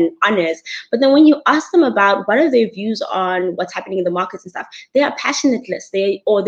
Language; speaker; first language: English; non-native, local second language; Tswana